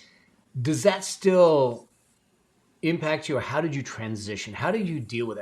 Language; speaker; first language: English; native; English